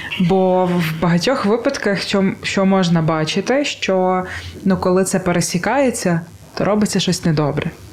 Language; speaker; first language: Ukrainian; native; Ukrainian